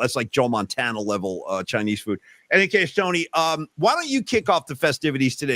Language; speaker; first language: English; native; English